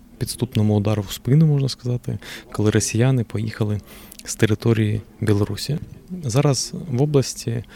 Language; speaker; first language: Ukrainian; native; Ukrainian